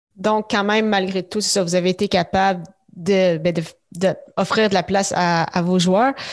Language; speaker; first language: French; native; French